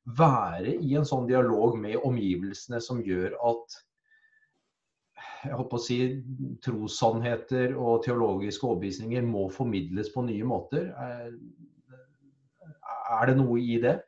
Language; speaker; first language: Norwegian; native; Norwegian